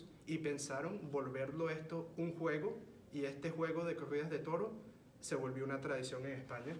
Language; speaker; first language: Spanish; early bilingual, heritage; Spanish